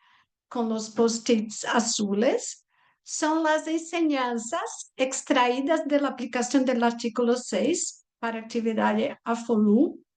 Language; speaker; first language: Spanish; non-native, fluent; Portuguese